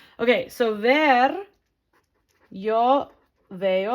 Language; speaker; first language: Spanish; non-native, fluent; English